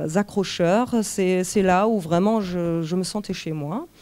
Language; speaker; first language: French; non-native, fluent; German